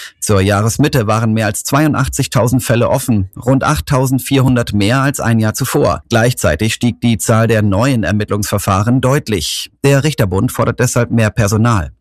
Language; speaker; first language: German; native; German